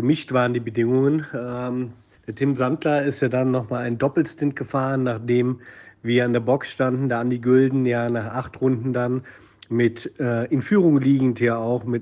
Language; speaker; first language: German; native; German